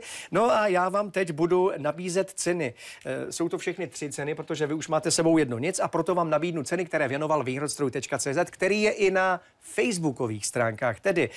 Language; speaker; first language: Czech; native; Czech